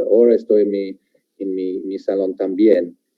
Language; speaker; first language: Spanish; non-native, fluent; English